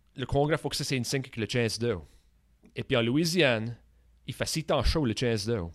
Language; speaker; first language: French; native; French